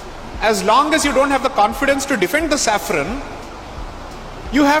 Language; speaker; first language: English; non-native, local second language; Tamil